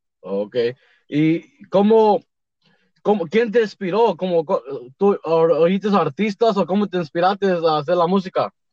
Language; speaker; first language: Spanish; early bilingual, heritage; Spanish